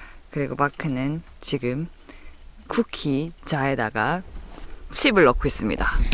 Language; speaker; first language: Korean; native; Korean